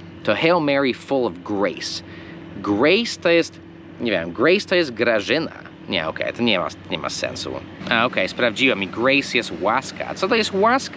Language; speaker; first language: Polish; non-native, fluent; English